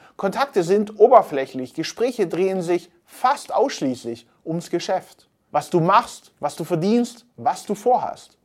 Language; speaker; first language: German; native; German